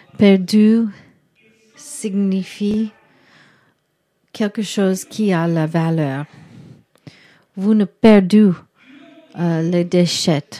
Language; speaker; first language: French; non-native, learner; English